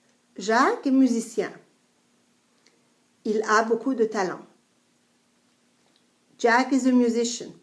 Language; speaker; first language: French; non-native, fluent; English